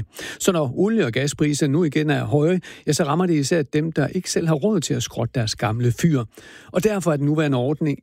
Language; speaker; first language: Danish; native; Danish